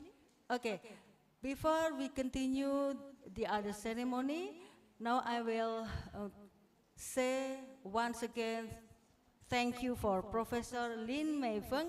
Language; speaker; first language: English; non-native, fluent; Indonesian